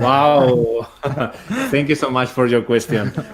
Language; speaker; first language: English; non-native, learner; Spanish